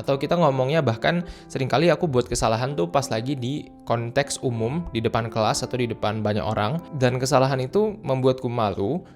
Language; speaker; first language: Indonesian; native; Indonesian